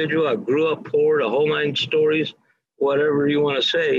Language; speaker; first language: English; native; English